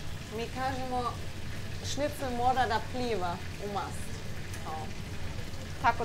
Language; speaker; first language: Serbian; non-native, learner; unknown